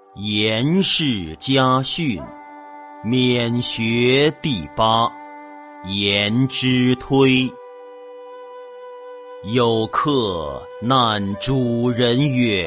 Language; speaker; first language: Chinese; native; Chinese